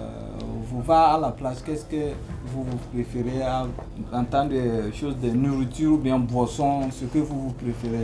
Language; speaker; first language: French; non-native, learner; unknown